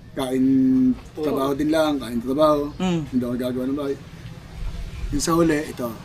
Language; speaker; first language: Filipino; native; Filipino